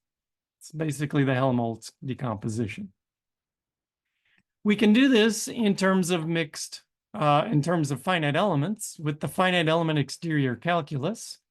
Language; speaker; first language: English; native; English